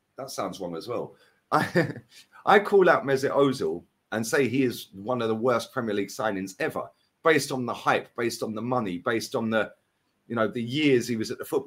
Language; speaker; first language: English; native; English